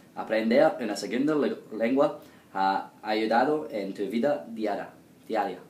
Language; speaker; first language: Spanish; non-native, learner; English